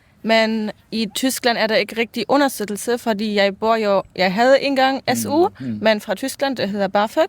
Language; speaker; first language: Danish; non-native, local second language; German